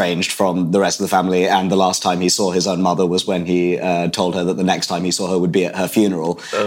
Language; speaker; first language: English; native; English